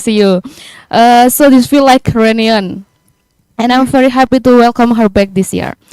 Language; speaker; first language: English; non-native, learner; Indonesian